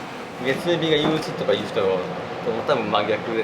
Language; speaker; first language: Japanese; native; Japanese